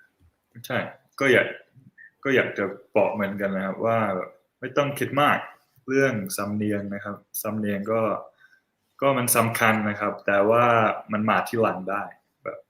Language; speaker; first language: Thai; non-native, fluent; English